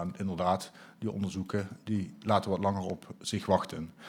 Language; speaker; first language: Dutch; native; Dutch